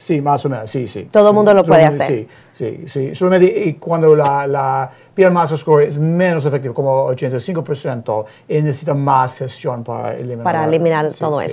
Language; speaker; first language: Spanish; non-native, learner; English